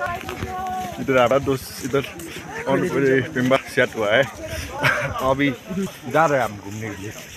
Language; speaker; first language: Hindi; non-native, learner; Nepali